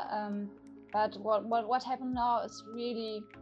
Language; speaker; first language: English; non-native, fluent; German